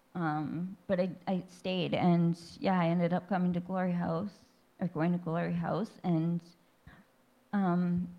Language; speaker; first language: English; native; English